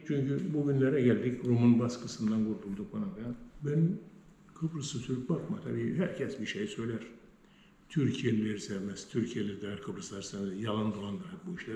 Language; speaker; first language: Turkish; native; Turkish